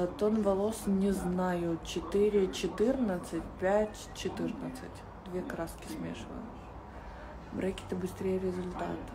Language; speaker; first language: Russian; native; Russian